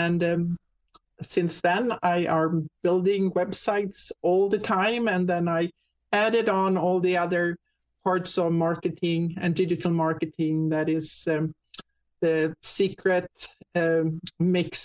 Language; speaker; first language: English; non-native, fluent; Swedish